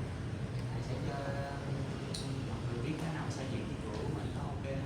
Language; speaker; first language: Vietnamese; native; Vietnamese